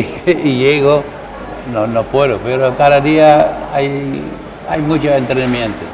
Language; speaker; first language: Spanish; non-native, learner; Dutch